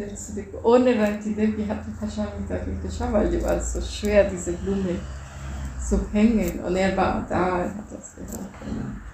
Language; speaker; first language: German; non-native, fluent; Spanish